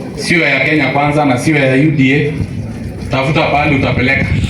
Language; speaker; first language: Swahili; non-native, local second language; Masai